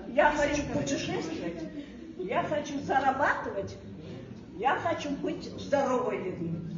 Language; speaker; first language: Russian; non-native, local second language; Kazakh